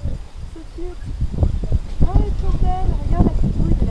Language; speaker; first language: French; native; French